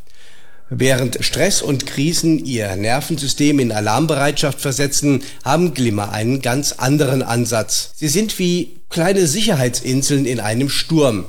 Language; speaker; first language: German; native; German